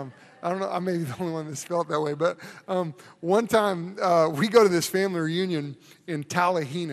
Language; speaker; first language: English; native; English